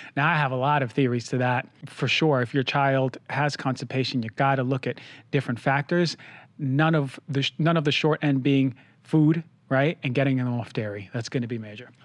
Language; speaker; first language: English; native; English